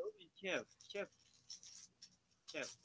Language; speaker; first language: English; non-native, learner; Spanish